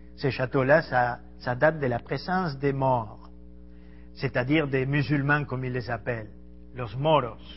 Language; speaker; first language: French; non-native, fluent; Spanish